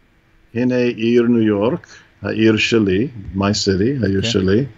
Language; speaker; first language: Hebrew; non-native, fluent; English